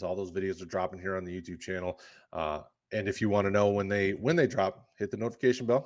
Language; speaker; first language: English; native; English